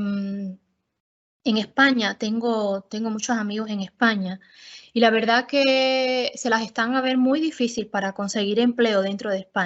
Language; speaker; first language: Spanish; non-native, fluent; Portuguese